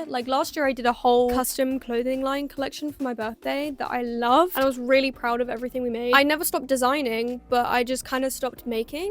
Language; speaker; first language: English; native; English